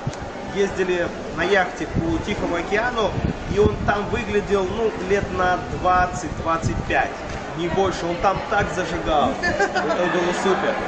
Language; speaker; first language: Russian; native; Russian